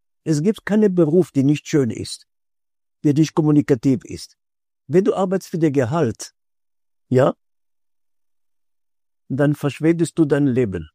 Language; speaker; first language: German; non-native, fluent; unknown